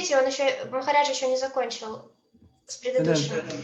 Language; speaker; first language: Russian; native; Russian